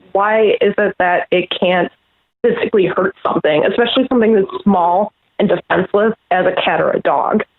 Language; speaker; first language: English; native; English